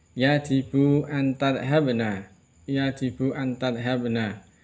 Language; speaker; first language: Arabic; non-native, fluent; Indonesian